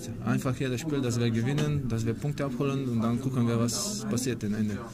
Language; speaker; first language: German; non-native, learner; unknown